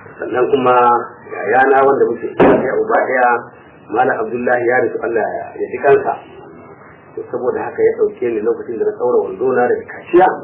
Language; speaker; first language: Hausa; non-native, local second language; Fula